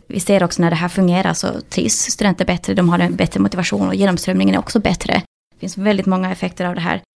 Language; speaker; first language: Swedish; native; Swedish